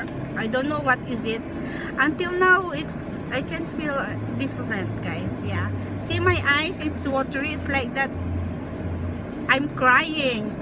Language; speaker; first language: English; non-native, local second language; Filipino